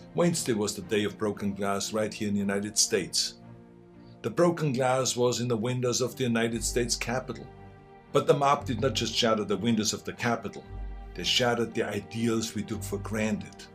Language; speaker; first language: English; non-native, fluent; German